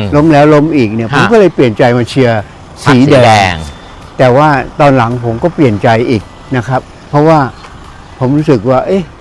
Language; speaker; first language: Thai; native; Thai